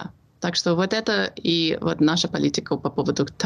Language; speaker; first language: Russian; non-native, fluent; English